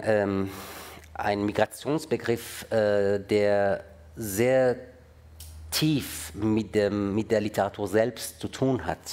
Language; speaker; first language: German; non-native, fluent; Persian